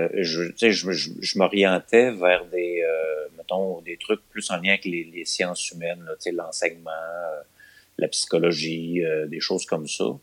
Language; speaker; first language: French; native; French